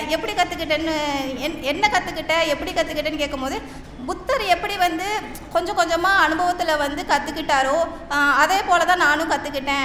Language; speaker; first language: Tamil; native; Tamil